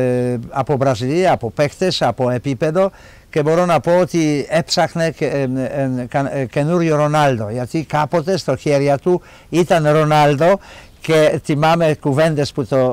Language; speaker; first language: Greek; non-native, fluent; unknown